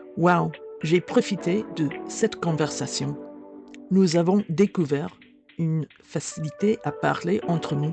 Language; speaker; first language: French; non-native, learner; English